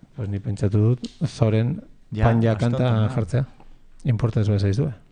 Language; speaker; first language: Basque; native; Basque